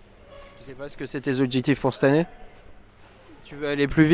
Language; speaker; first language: French; native; French